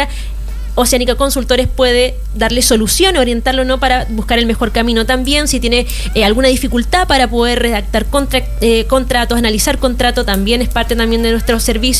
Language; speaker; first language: Spanish; native; Spanish